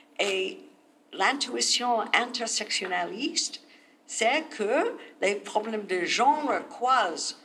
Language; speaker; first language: French; non-native, learner; English